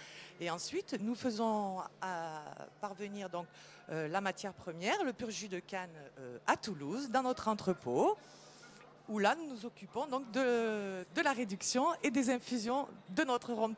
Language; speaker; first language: French; native; French